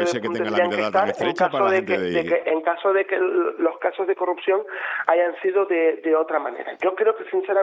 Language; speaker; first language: Spanish; native; Spanish